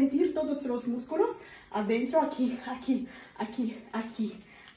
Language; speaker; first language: Spanish; non-native, learner; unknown